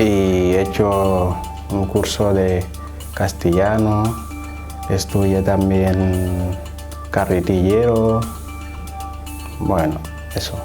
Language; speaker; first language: Spanish; non-native, learner; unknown